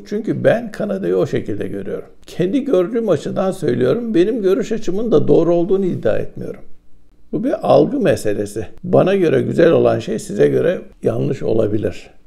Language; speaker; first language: Turkish; native; Turkish